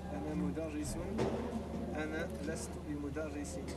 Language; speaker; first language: Arabic; non-native, learner; French